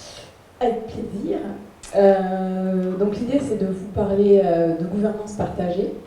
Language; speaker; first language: French; native; French